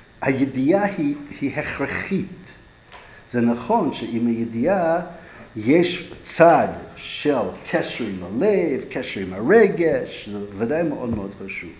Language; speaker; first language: Hebrew; non-native, fluent; English